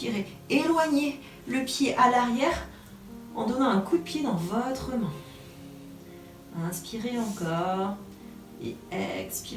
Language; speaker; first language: French; native; French